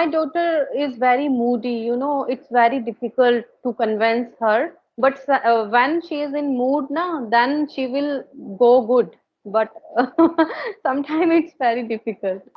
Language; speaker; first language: English; non-native, learner; Hindi